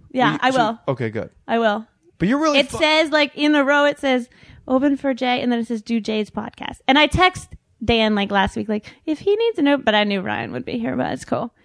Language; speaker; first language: English; native; English